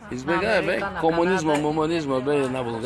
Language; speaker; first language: Bulgarian; early bilingual, heritage; Bulgarian